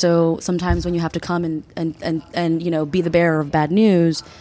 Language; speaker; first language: English; early bilingual, other home language; Spanish